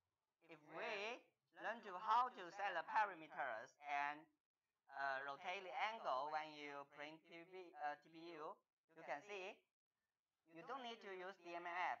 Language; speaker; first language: English; non-native, fluent; Chinese